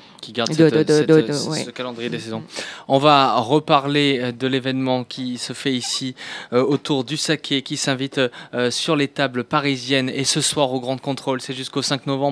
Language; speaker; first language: French; native; French